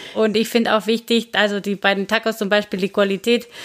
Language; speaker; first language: German; non-native, fluent; Spanish